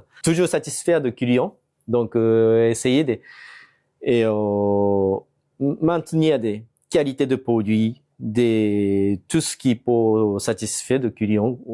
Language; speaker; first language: French; non-native, fluent; Japanese